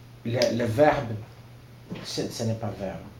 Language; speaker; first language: French; non-native, learner; Portuguese